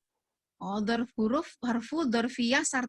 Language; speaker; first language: Arabic; non-native, learner; Indonesian